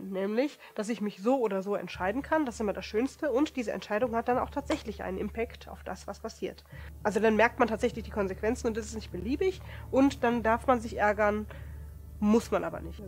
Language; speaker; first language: German; native; German